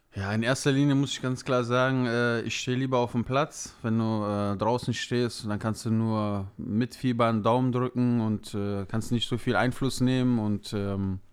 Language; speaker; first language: German; native; German